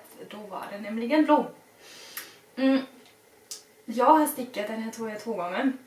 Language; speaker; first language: Swedish; non-native, fluent; German